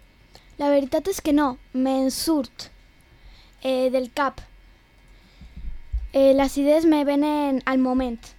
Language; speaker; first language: Catalan; non-native, local second language; Spanish